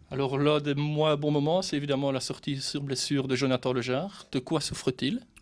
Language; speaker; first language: French; native; French